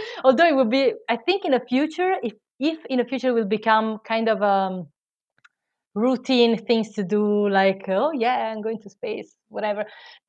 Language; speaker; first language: English; non-native, fluent; Italian